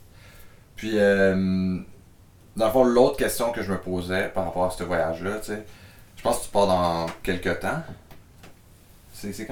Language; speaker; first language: French; native; French